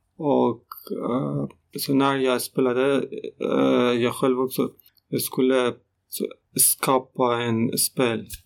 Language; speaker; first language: Swedish; non-native, learner; Persian